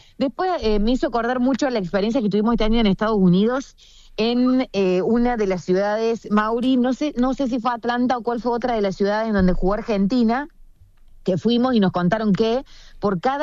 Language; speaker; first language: Spanish; native; Spanish